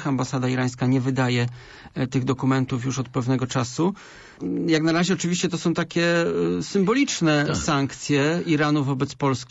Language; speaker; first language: Polish; native; Polish